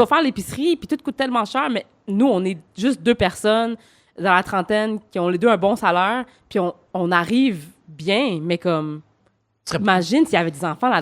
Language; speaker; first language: French; native; French